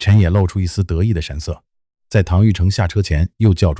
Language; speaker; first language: Chinese; native; Chinese